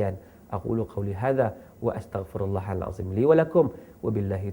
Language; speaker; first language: Malay; native; Malay